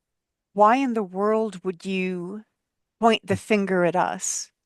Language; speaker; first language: English; native; English